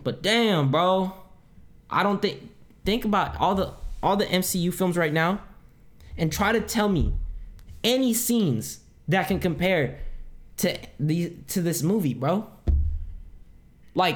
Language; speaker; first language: English; non-native, local second language; Filipino